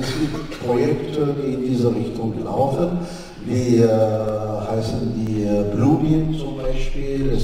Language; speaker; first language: German; non-native, fluent; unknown